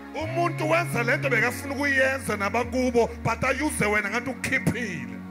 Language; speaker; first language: Zulu; non-native, local second language; Tsonga